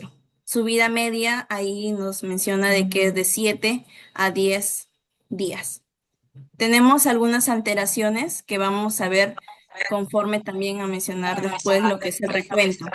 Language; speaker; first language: Spanish; native; Spanish